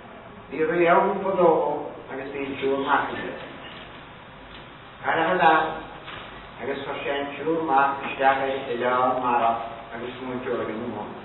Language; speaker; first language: Irish; native; Irish